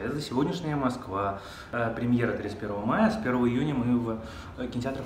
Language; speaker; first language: Russian; native; Russian